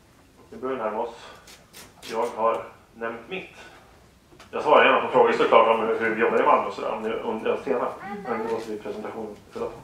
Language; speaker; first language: Swedish; native; Swedish